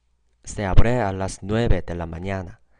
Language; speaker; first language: Spanish; non-native, fluent; Korean